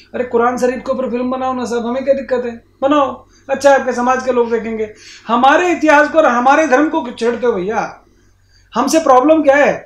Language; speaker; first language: Hindi; native; Hindi